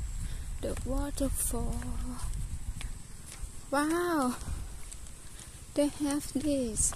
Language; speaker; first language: English; non-native, learner; Thai